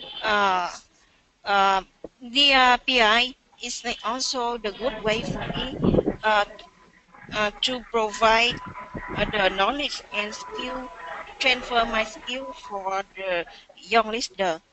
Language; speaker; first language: English; non-native, learner; Vietnamese